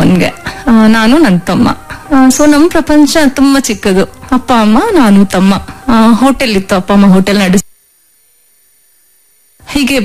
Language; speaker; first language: Kannada; native; Kannada